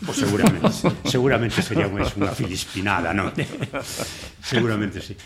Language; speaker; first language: Galician; native; Galician